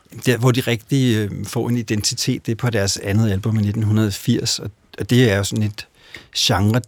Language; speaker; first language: Danish; native; Danish